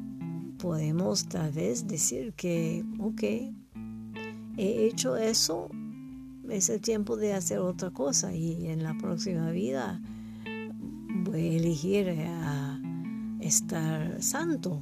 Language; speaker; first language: Spanish; non-native, learner; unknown